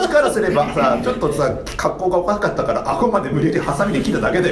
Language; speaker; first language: Japanese; native; Japanese